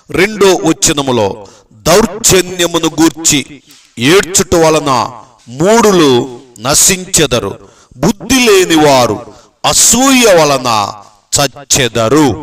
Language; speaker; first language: Telugu; native; Telugu